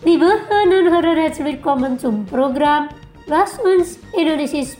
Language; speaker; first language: German; non-native, fluent; Indonesian